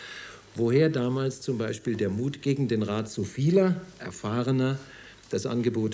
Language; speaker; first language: German; native; German